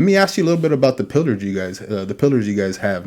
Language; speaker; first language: English; native; English